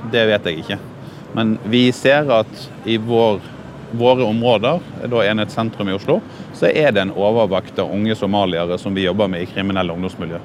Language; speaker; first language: Norwegian; native; Norwegian